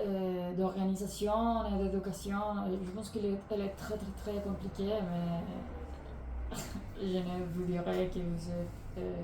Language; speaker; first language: French; non-native, learner; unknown